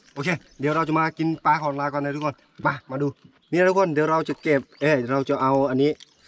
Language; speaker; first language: Thai; non-native, local second language; S'gaw Karen